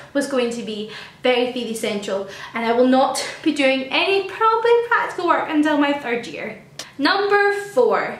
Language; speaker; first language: English; native; English